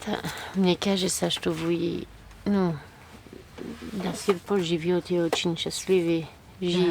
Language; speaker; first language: Russian; non-native, learner; French